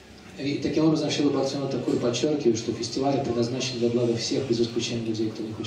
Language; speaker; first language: Russian; native; Russian